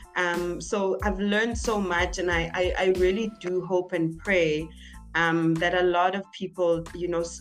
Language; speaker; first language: English; non-native, local second language; Zulu